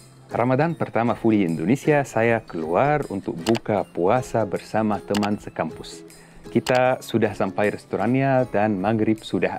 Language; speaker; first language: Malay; non-native, fluent; Arabic